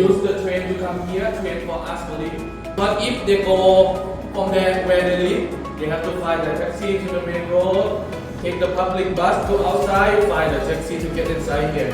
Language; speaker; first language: English; non-native, fluent; Thai